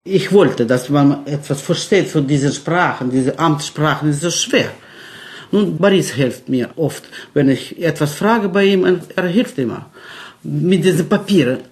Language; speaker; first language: German; early bilingual, heritage; German